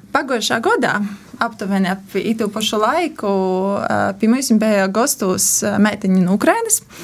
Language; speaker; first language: Latvian; native; Latvian